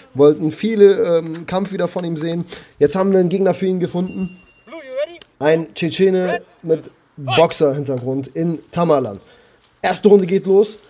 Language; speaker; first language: German; early bilingual, other home language; Armenian